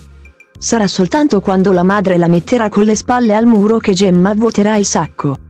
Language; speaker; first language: Italian; native; Italian